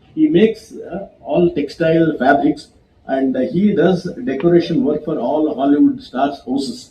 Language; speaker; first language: English; non-native, local second language; Kannada